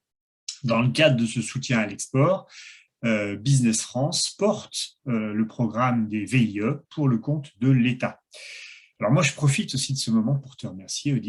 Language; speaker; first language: French; native; French